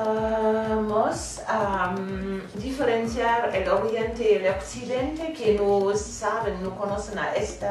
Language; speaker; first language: Spanish; non-native, fluent; German